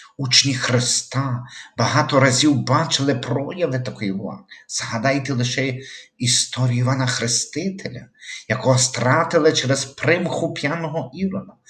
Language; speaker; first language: Ukrainian; native; Ukrainian